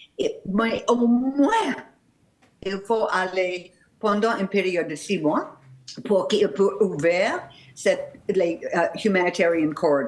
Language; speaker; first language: French; non-native, learner; English